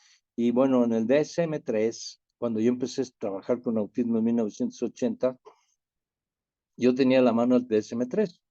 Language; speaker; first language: Spanish; native; Spanish